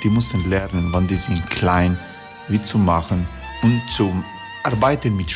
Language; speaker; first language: German; non-native, fluent; Croatian